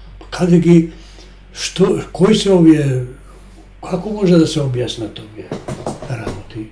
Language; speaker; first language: Macedonian; non-native, local second language; Albanian